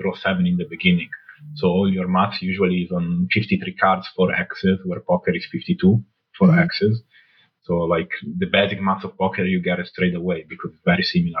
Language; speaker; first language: English; non-native, fluent; Italian